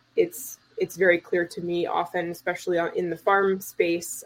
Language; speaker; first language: English; native; English